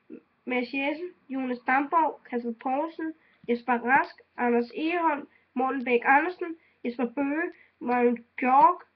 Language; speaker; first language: Danish; native; Danish